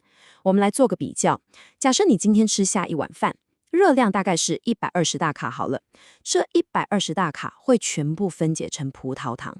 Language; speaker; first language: Chinese; native; Chinese